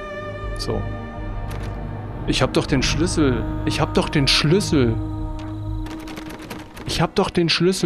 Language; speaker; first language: German; native; German